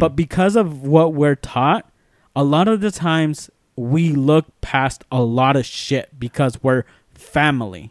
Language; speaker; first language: English; native; English